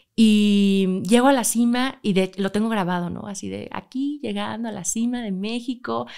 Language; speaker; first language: Spanish; native; Spanish